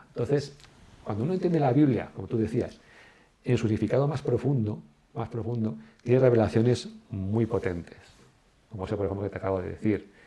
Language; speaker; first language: Spanish; native; Spanish